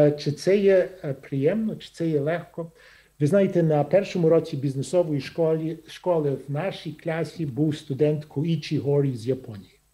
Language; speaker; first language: Ukrainian; early bilingual, heritage; Ukrainian